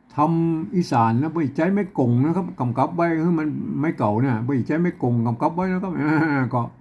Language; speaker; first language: Thai; non-native, local second language; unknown